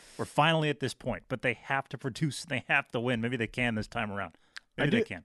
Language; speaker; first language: English; native; English